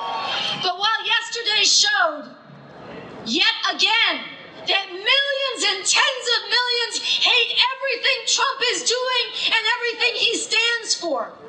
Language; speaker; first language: English; native; English